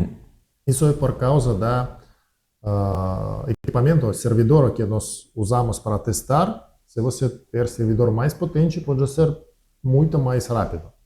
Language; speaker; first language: Portuguese; non-native, learner; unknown